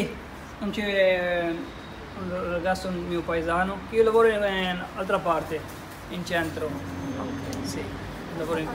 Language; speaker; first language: Italian; non-native, learner; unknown